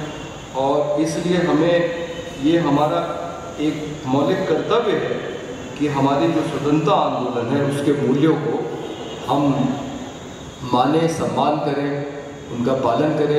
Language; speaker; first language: Hindi; native; Hindi